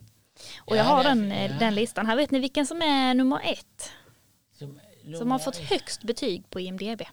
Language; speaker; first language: Swedish; native; Swedish